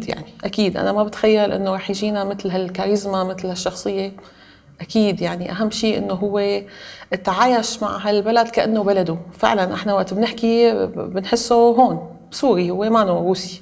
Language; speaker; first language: Arabic; native; Arabic